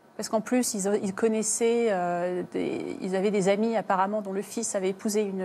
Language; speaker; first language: French; native; French